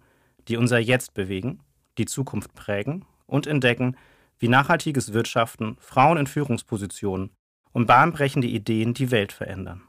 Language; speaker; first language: German; native; German